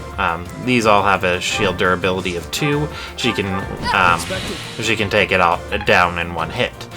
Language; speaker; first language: English; native; English